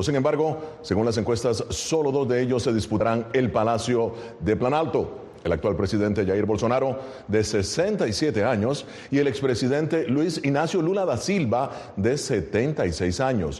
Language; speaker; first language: Spanish; native; Spanish